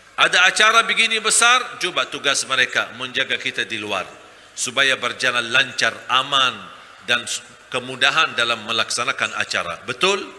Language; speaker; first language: Malay; non-native, fluent; Arabic